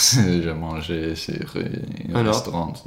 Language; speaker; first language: French; non-native, learner; Swedish